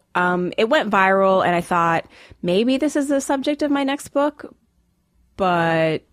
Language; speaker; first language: English; native; English